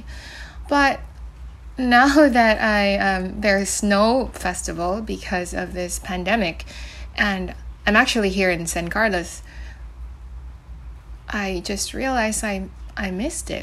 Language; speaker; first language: English; non-native, local second language; Cebuano